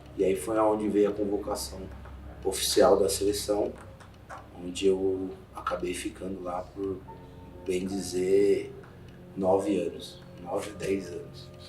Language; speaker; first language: Portuguese; native; Portuguese